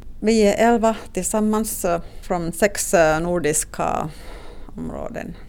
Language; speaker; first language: Swedish; non-native, local second language; Finnish